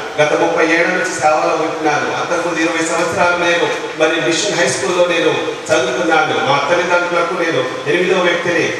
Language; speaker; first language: Telugu; non-native, local second language; Lambadi